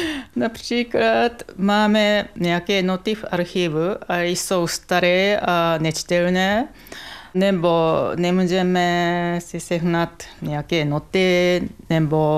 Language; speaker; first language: Czech; non-native, fluent; Japanese